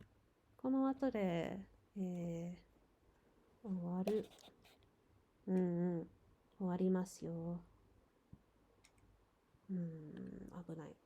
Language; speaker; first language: Japanese; non-native, learner; English